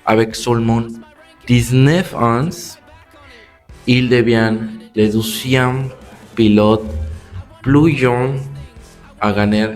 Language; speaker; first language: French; non-native, learner; Spanish